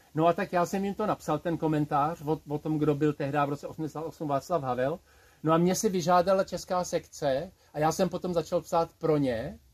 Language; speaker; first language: Czech; native; Czech